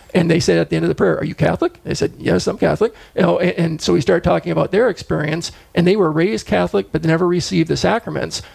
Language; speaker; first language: English; native; English